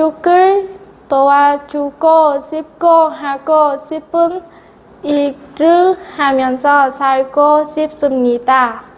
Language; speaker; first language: Korean; non-native, learner; Vietnamese